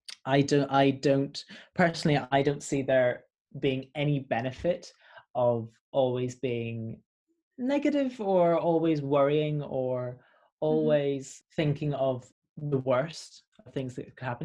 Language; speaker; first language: English; native; English